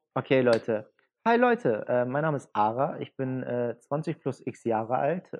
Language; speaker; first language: German; early bilingual, other home language; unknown